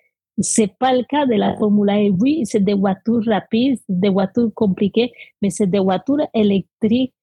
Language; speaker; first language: French; non-native, fluent; Spanish